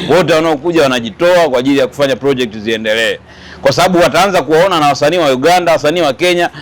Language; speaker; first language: Swahili; native; Swahili